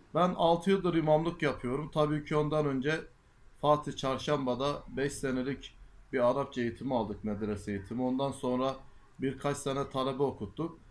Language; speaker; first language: Turkish; non-native, local second language; Kurdish